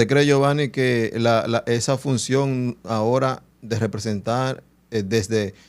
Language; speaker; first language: Spanish; native; Spanish